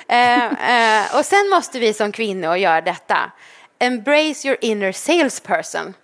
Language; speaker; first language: Swedish; native; Swedish